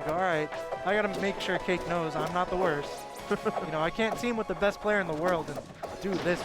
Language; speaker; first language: English; native; English